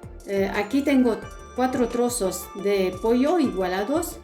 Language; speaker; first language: Spanish; non-native, fluent; Arabic